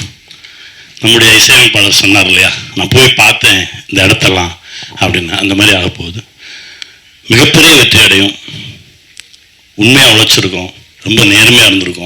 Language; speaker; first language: Tamil; native; Tamil